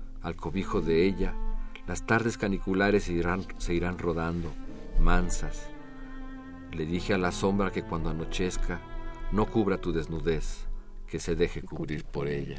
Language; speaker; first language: Spanish; native; Spanish